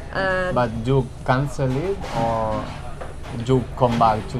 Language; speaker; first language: English; non-native, learner; Spanish